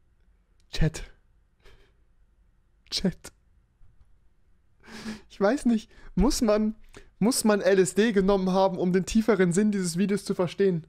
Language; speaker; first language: German; native; German